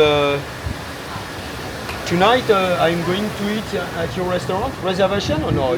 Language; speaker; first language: English; non-native, learner; French